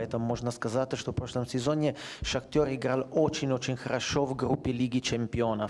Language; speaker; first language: Russian; non-native, fluent; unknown